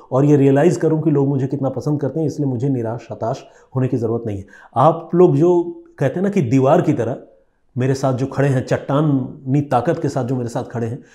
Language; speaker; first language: Hindi; non-native, local second language; Bangla